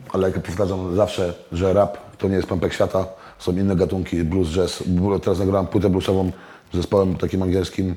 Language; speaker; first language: Polish; native; Polish